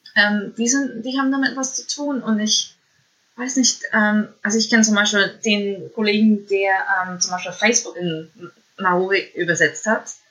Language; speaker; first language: German; native; German